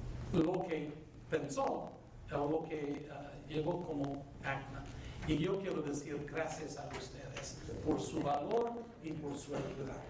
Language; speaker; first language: Spanish; non-native, fluent; English